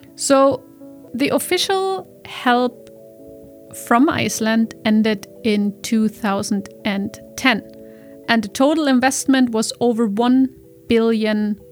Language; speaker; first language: English; non-native, fluent; German